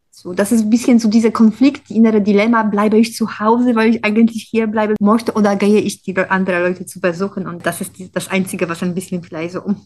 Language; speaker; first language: German; non-native, fluent; Polish